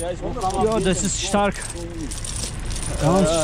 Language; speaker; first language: German; non-native, learner; Turkish